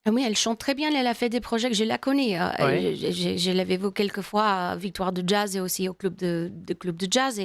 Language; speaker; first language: French; non-native, learner; English